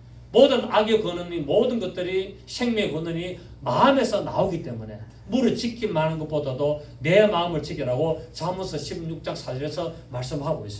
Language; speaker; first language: Korean; native; Korean